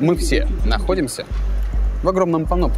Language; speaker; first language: Russian; native; Russian